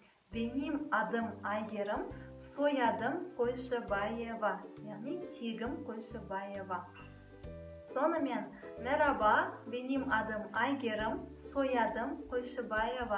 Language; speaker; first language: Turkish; non-native, fluent; Kazakh